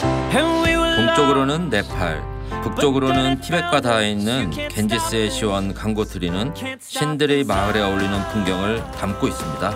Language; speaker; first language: Korean; native; Korean